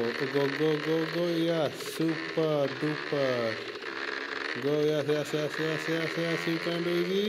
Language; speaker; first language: English; non-native, learner; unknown